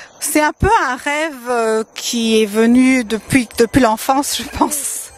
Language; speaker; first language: French; non-native, local second language; Lingala